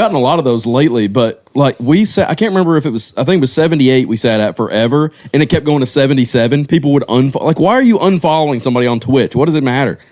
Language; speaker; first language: English; native; English